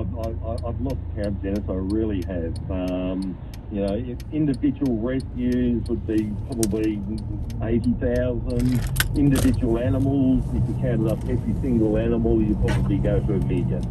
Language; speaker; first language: English; native; English